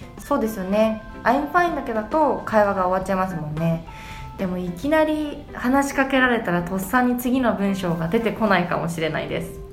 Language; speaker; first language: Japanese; native; Japanese